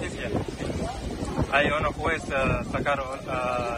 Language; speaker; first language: Spanish; non-native, learner; Arabic